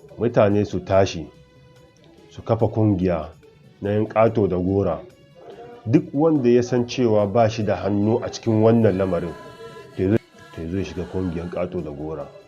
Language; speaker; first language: Hausa; native; Hausa